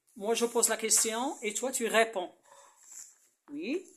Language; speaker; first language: French; non-native, local second language; Arabic